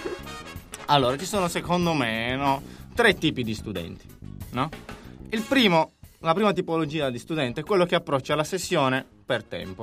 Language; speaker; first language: Italian; native; Italian